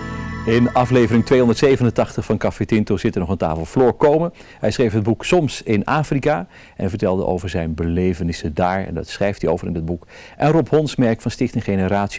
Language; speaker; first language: Dutch; native; Dutch